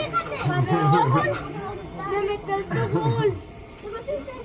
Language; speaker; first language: Spanish; native; Spanish